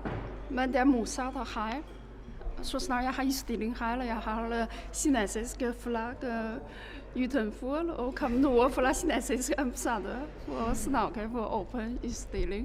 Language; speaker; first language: Norwegian; non-native, learner; Chinese